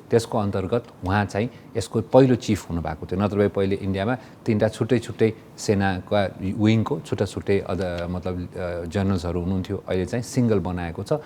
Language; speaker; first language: Nepali; native; Nepali